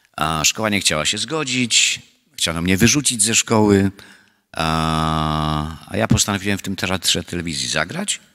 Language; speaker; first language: Polish; native; Polish